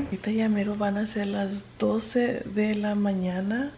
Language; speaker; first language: Spanish; early bilingual, heritage; Spanish